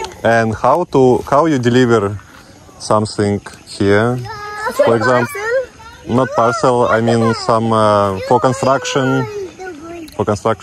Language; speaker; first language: English; non-native, learner; Russian